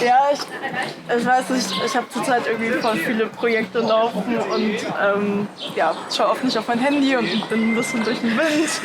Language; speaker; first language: German; native; German